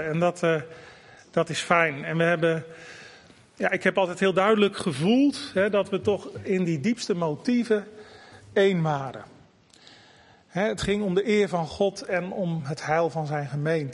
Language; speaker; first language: Dutch; native; Dutch